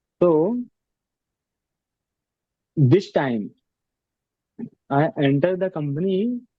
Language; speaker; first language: English; non-native, learner; Hindi